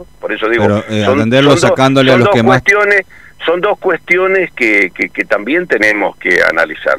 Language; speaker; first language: Spanish; native; Spanish